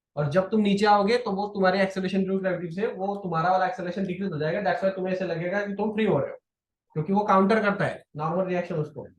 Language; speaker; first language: Hindi; non-native, local second language; Marathi